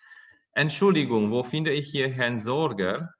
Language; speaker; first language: German; non-native, fluent; Indonesian